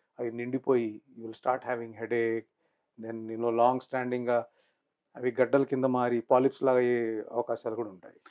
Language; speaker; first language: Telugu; non-native, local second language; Urdu